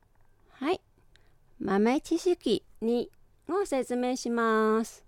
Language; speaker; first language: Japanese; non-native, fluent; Chinese